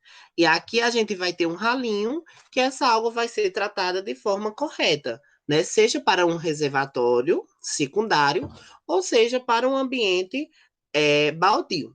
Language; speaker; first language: Portuguese; native; Portuguese